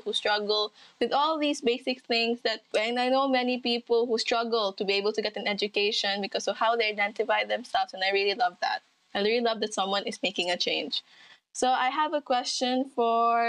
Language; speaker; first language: English; non-native, local second language; Cebuano